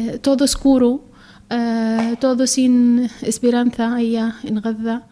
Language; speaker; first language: Spanish; non-native, learner; Arabic